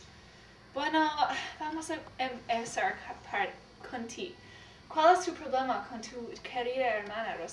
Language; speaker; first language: Spanish; non-native, learner; English